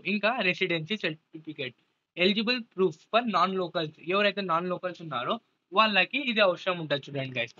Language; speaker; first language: Telugu; non-native, local second language; Urdu